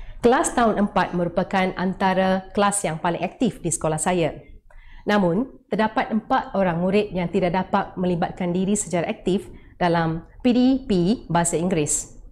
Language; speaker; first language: Malay; non-native, local second language; Tamil